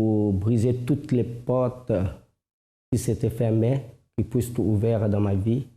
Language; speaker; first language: French; non-native, fluent; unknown